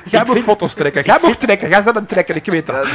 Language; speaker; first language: Dutch; native; Dutch